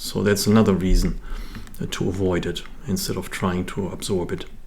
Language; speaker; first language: English; non-native, fluent; German